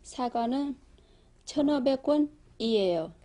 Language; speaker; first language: Korean; non-native, learner; Vietnamese